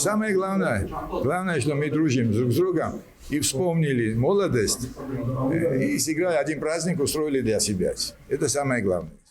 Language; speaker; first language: Russian; non-native, local second language; Georgian